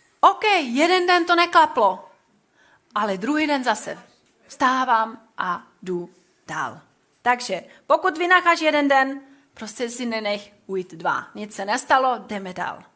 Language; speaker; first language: Czech; non-native, fluent; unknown